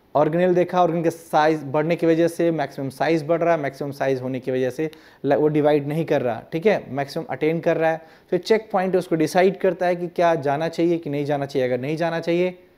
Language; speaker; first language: Hindi; non-native, local second language; Gujarati